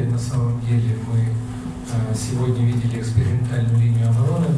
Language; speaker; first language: Russian; native; Russian